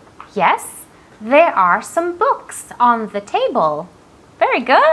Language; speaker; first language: English; non-native, fluent; Spanish